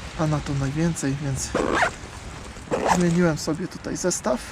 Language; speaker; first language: Polish; native; Polish